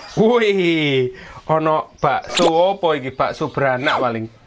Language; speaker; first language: Javanese; non-native, local second language; English